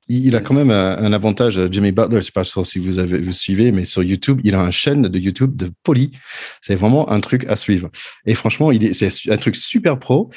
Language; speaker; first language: French; non-native, fluent; English